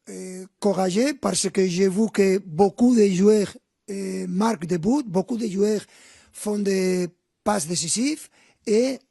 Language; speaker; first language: French; non-native, fluent; Spanish